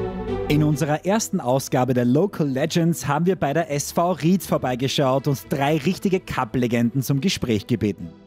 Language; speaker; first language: German; native; German